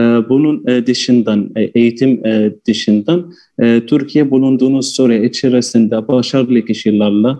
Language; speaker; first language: Turkish; non-native, fluent; Arabic